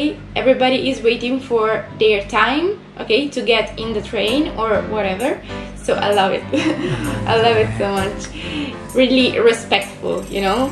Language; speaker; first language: English; non-native, fluent; Italian